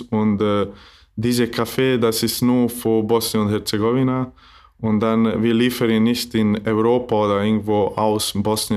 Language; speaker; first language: German; non-native, learner; Bosnian